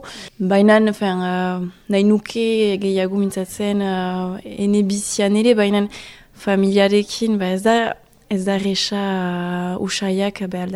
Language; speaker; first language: Basque; non-native, local second language; French